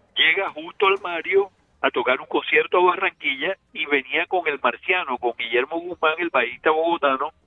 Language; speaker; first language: Spanish; native; Spanish